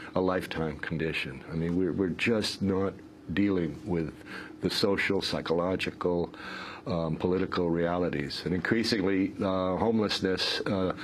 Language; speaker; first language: English; native; English